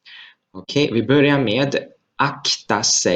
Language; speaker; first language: Swedish; non-native, fluent; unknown